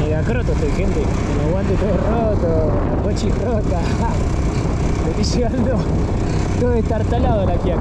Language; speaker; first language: Spanish; native; Spanish